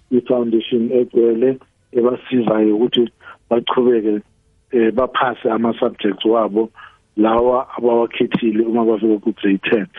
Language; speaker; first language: Zulu; non-native, local second language; South Ndebele